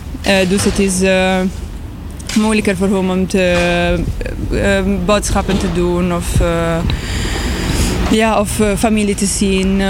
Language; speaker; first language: Dutch; non-native, learner; Italian